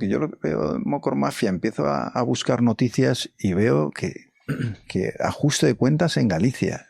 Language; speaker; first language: Spanish; native; Spanish